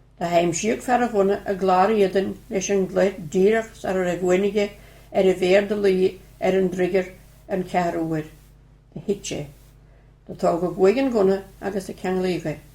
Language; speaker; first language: Irish; native; Irish